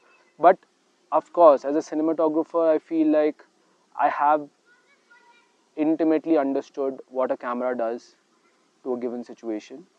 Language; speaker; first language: English; non-native, local second language; Hindi